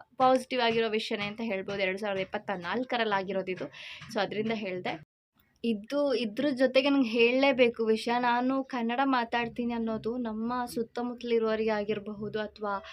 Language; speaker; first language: Kannada; non-native, local second language; Malayalam